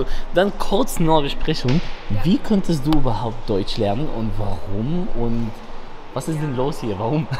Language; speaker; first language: German; non-native, fluent; Arabic